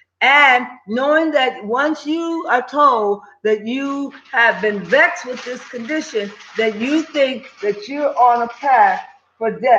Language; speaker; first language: English; native; English